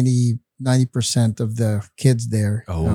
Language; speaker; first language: English; non-native, local second language; Hiligaynon